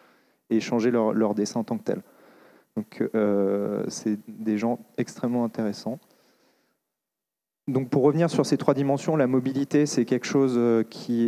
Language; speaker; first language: French; native; French